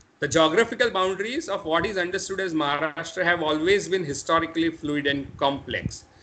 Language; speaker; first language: English; non-native, local second language; Marathi